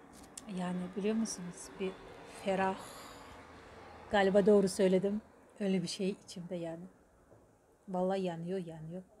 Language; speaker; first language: Turkish; non-native, learner; Russian